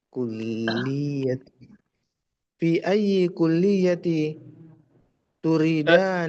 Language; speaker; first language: Arabic; non-native, learner; Indonesian